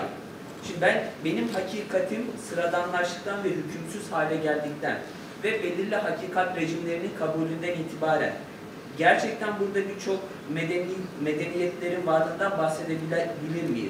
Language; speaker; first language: Turkish; native; Turkish